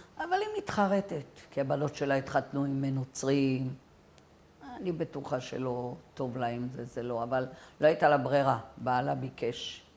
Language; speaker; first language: Hebrew; early bilingual, other home language; French